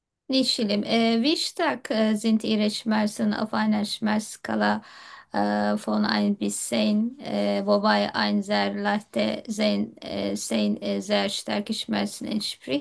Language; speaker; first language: German; non-native, learner; Turkish